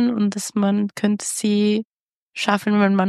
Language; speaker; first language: German; non-native, fluent; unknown